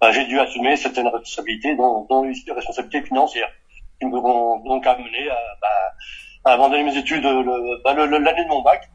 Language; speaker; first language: French; early bilingual, other home language; Portuguese